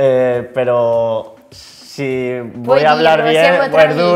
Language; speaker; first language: Italian; non-native, learner; Spanish